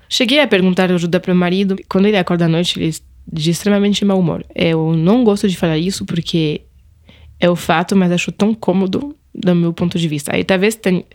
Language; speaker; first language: Portuguese; non-native, fluent; French